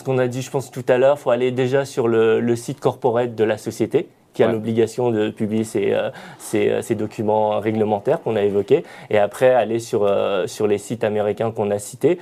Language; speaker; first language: French; native; French